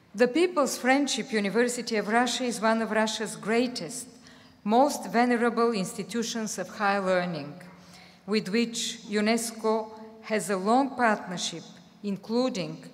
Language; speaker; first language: English; non-native, fluent; Bulgarian